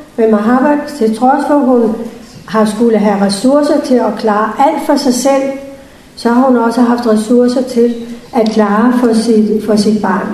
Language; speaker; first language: Danish; native; Danish